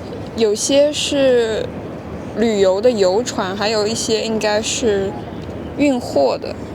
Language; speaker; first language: Chinese; non-native, fluent; French